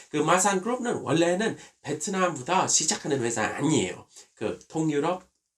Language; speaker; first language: Korean; non-native, fluent; Vietnamese